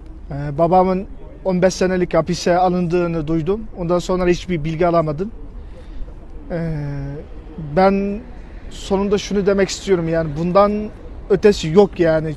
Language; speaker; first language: Turkish; non-native, fluent; Uyghur